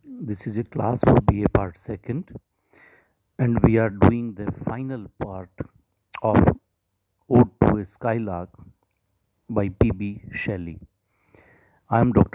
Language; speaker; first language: English; non-native, local second language; Hindi